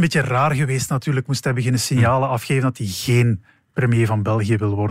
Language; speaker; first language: Dutch; native; Dutch